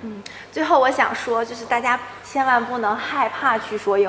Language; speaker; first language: Chinese; native; Chinese